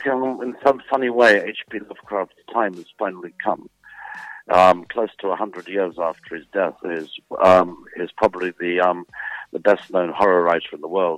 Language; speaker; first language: English; native; English